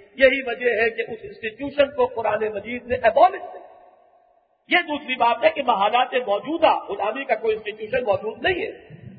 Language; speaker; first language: Urdu; native; Urdu